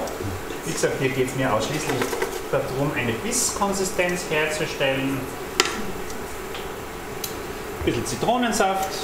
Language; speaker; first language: German; native; German